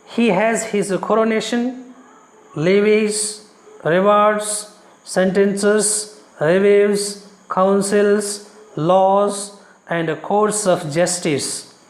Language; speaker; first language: English; non-native, local second language; Kannada